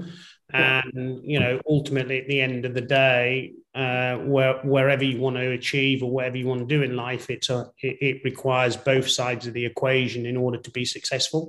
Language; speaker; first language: English; native; English